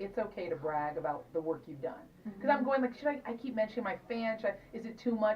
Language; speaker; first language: English; native; English